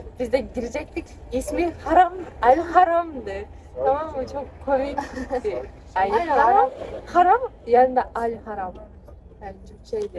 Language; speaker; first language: Turkish; non-native, fluent; Kyrgyz